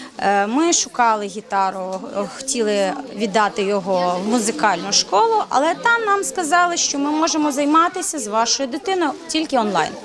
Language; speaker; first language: Ukrainian; native; Ukrainian